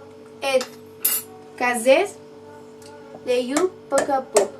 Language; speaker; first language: French; non-native, learner; Catalan